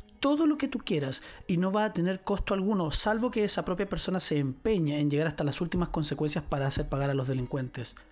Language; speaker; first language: Spanish; native; Spanish